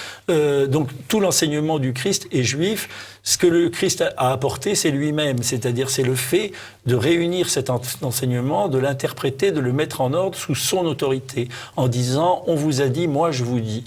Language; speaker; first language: French; native; French